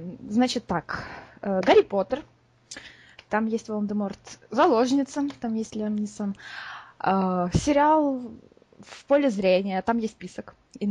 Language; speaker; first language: Russian; native; Russian